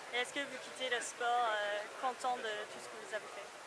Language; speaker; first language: French; non-native, fluent; English